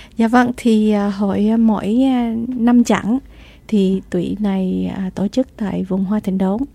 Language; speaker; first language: Vietnamese; early bilingual, heritage; Vietnamese